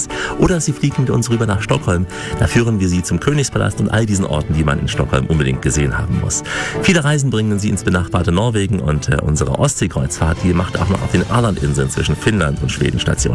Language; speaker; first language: German; native; German